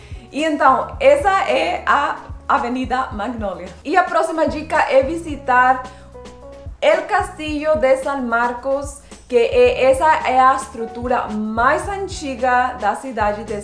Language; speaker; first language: Portuguese; non-native, fluent; Spanish